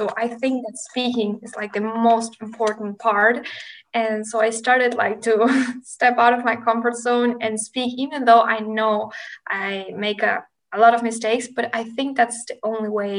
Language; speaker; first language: English; non-native, fluent; Spanish